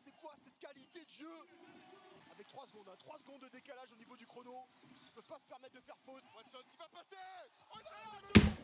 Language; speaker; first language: French; native; French